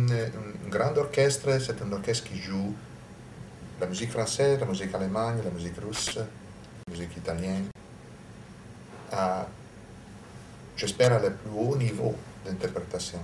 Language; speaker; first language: French; non-native, learner; Italian